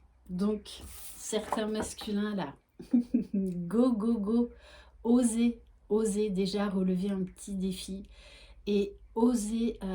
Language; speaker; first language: French; native; French